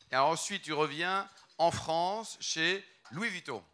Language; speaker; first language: French; native; French